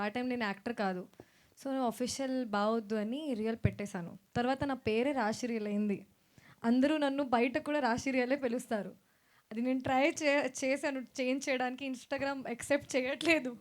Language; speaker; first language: Telugu; non-native, local second language; Hindi